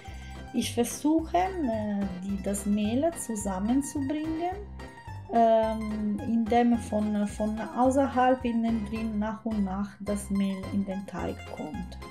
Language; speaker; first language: German; non-native, fluent; Italian